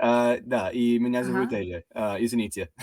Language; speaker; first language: Russian; non-native, learner; English